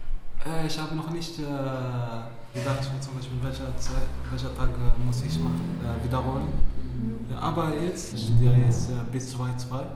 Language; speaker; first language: German; non-native, learner; Arabic